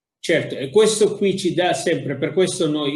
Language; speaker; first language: Italian; non-native, fluent; Arabic